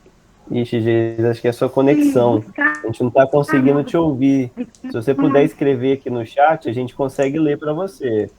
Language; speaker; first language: Portuguese; native; Portuguese